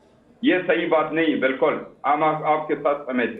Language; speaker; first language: Hindi; non-native, learner; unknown